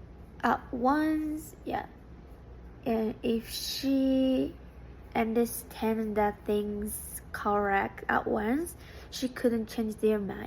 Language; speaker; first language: English; non-native, fluent; Japanese